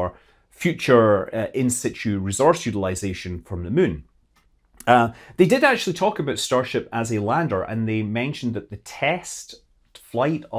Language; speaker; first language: English; native; English